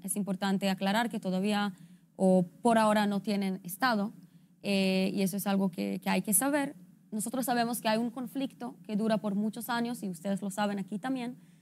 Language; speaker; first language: Spanish; non-native, fluent; Hebrew